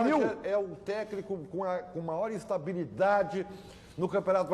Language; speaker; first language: Portuguese; native; Portuguese